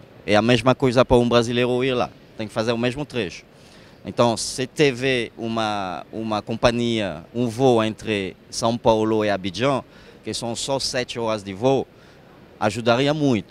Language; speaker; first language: Portuguese; non-native, fluent; French